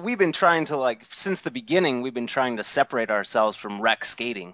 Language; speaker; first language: English; native; English